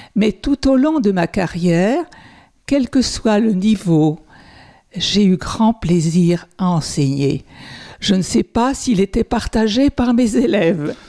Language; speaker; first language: French; native; French